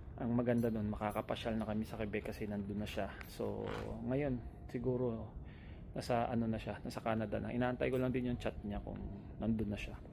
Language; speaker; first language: Filipino; native; Filipino